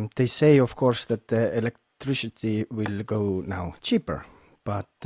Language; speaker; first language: English; non-native, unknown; Estonian